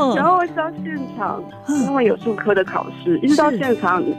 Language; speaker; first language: Chinese; non-native, local second language; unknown